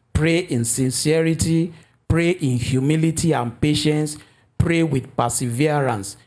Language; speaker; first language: English; non-native, local second language; Yoruba